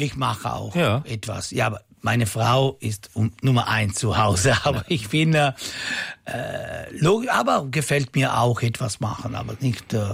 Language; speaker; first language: German; non-native, learner; Italian